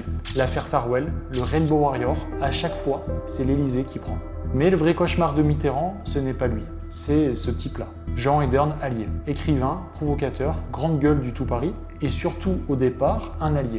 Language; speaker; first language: French; native; French